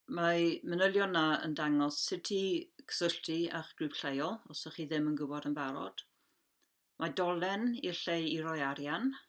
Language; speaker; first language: Welsh; non-native, local second language; English